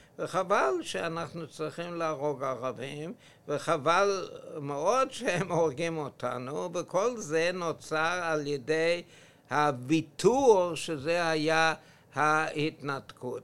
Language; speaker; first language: Hebrew; non-native, fluent; English